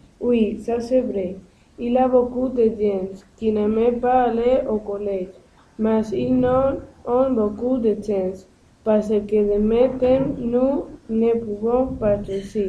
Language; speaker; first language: French; non-native, learner; Spanish